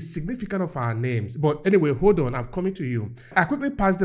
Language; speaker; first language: English; non-native, local second language; Esan